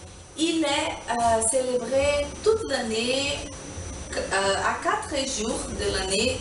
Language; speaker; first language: French; non-native, learner; Portuguese